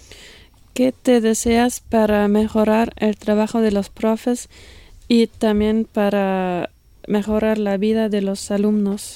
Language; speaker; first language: Spanish; non-native, fluent; German